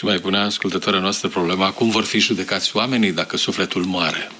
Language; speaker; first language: Romanian; native; Romanian